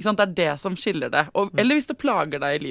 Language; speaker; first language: Norwegian; native; Norwegian